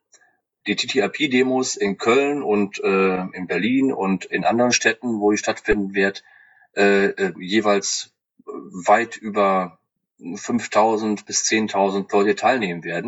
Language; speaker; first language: German; native; German